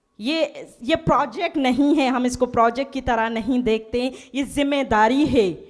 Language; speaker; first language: Urdu; non-native, local second language; Sindhi